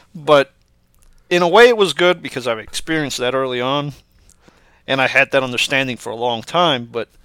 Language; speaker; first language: English; early bilingual, other home language; Spanish